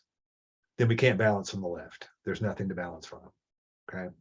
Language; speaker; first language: English; native; English